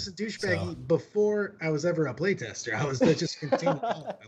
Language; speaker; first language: English; native; English